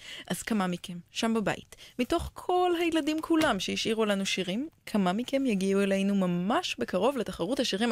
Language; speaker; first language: Hebrew; native; Hebrew